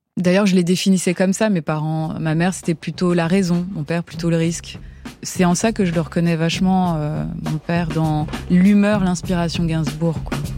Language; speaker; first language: French; early bilingual, heritage; French